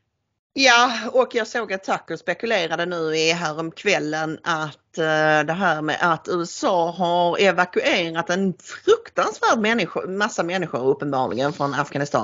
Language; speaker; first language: Swedish; native; Swedish